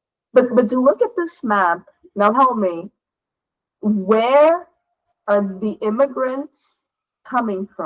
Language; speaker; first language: English; non-native, fluent; Portuguese